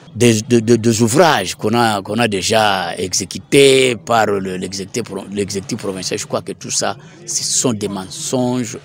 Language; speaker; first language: French; non-native, local second language; Swahili